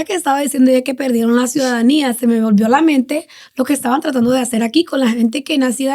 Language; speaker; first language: Spanish; native; Spanish